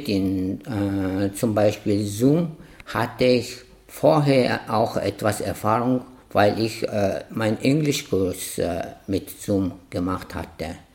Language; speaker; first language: German; non-native, fluent; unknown